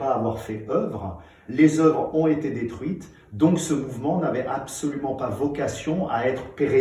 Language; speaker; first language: French; native; French